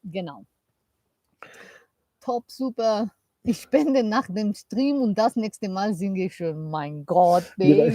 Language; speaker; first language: German; non-native, learner; Spanish